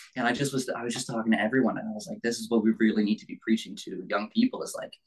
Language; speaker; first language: English; native; English